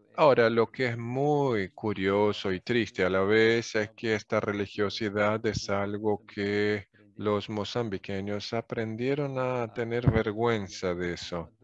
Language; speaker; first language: Spanish; non-native, fluent; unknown